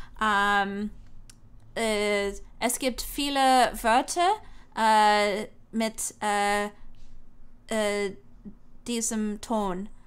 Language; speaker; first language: German; non-native, learner; English